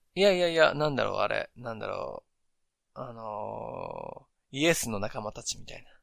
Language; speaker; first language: Japanese; native; Japanese